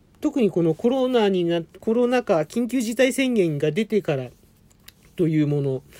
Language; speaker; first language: Japanese; native; Japanese